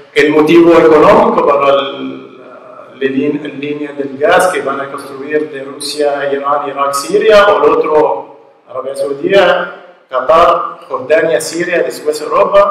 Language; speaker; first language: Spanish; non-native, learner; Arabic